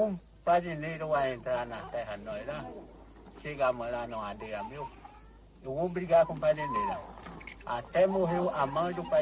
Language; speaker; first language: Portuguese; non-native, local second language; Kayapó